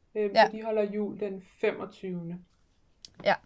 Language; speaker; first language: Danish; early bilingual, other home language; English